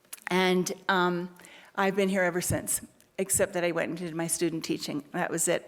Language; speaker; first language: English; native; English